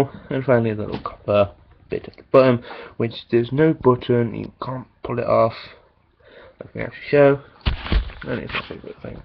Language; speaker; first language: English; native; English